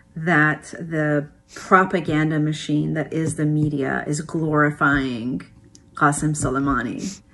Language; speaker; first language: English; early bilingual, other home language; Persian